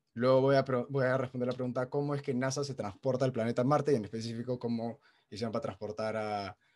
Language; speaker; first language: Spanish; native; Spanish